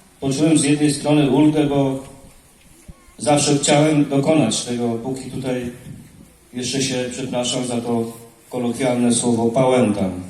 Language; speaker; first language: Polish; native; Polish